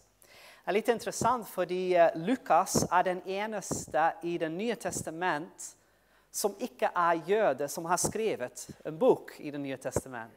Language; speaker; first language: Norwegian; non-native, fluent; English